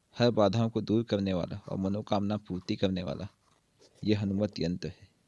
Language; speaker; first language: Hindi; native; Hindi